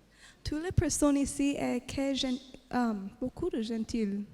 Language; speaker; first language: French; non-native, learner; English